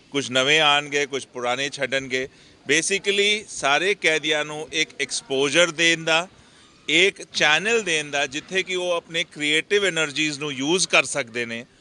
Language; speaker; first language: Hindi; non-native, local second language; Punjabi